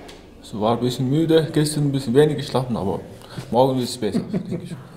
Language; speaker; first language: German; non-native, learner; Mongolian